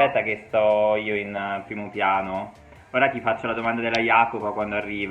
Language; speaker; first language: Italian; native; Italian